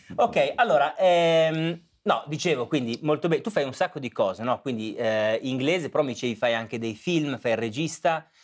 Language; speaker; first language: Italian; native; Italian